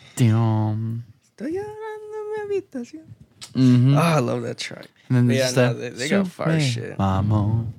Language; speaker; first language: English; early bilingual, other home language; Spanish